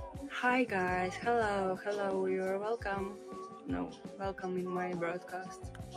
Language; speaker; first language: English; non-native, learner; Ukrainian